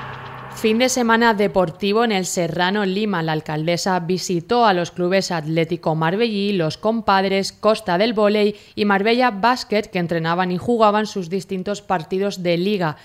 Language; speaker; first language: Spanish; native; Spanish